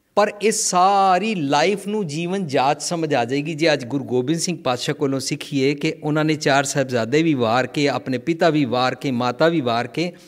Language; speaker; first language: Hindi; non-native, local second language; Punjabi